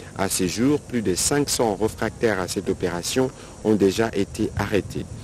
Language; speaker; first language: French; non-native, local second language; Lingala